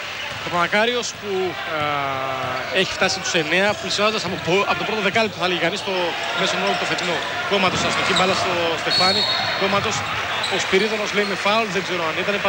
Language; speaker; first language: Greek; native; Greek